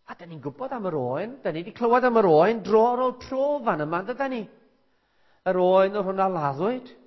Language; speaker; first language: Welsh; native; Welsh